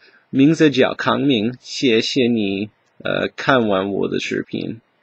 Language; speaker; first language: Chinese; non-native, learner; English